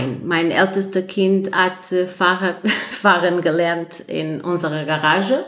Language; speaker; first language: German; non-native, fluent; Portuguese